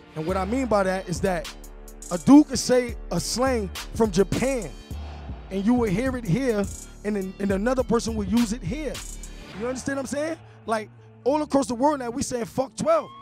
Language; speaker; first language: English; native; English